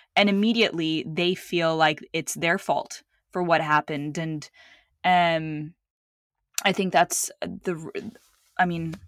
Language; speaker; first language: English; early bilingual, other home language; Arabic